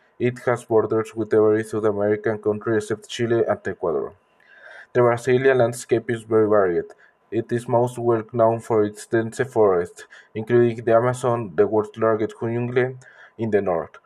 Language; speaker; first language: English; non-native, learner; Spanish